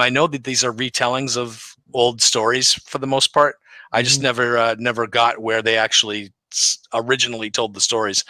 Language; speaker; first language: English; native; English